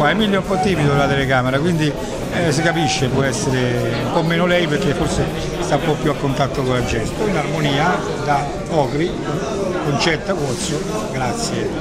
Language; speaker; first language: Italian; native; Italian